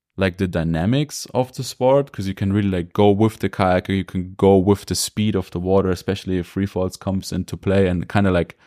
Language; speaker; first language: English; non-native, fluent; German